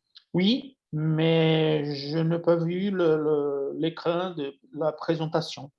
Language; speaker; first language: French; non-native, fluent; Portuguese